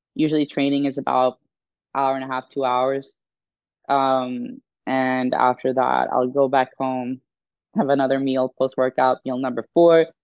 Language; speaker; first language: English; non-native, fluent; Swedish